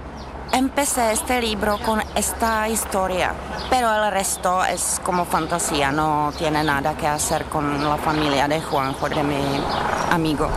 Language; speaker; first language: Spanish; non-native, learner; Czech